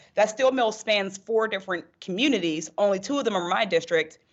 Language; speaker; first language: English; native; English